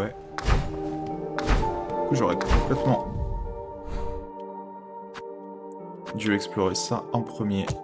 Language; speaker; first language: French; native; French